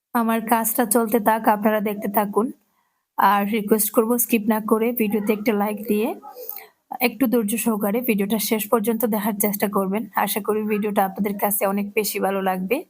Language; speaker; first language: Bangla; native; Bangla